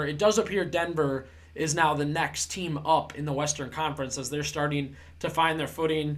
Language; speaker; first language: English; native; English